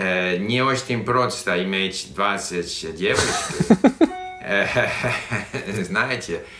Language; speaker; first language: Russian; non-native, fluent; English